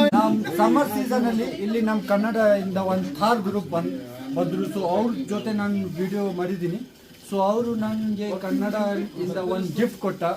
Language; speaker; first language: Kannada; non-native, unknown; Ladakhi